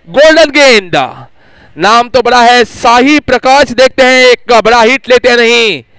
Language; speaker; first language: Hindi; native; Hindi